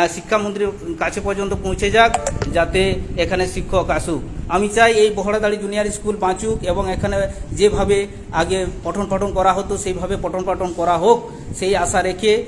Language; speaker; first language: Bangla; non-native, local second language; Santali